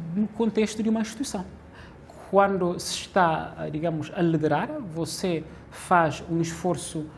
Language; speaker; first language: Portuguese; non-native, local second language; Kabuverdianu